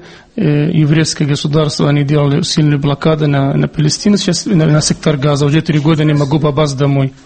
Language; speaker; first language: Russian; non-native, fluent; Arabic